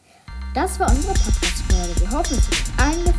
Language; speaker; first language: German; native; German